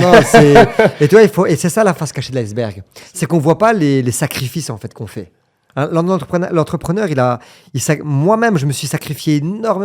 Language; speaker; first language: French; native; French